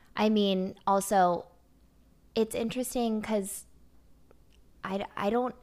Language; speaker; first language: English; native; English